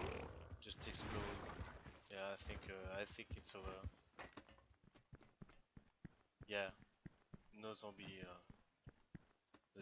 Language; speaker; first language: English; non-native, learner; French